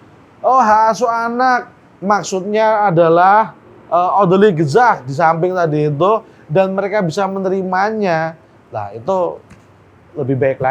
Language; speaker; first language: Indonesian; native; Indonesian